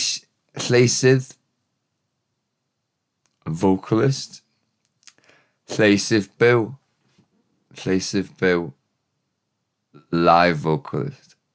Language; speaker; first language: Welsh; non-native, learner; English